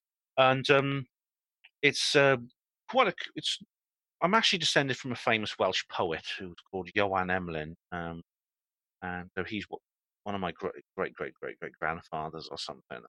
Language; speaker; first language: English; native; English